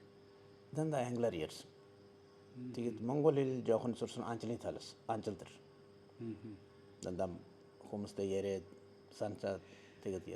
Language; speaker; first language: Mongolian; non-native, learner; Urdu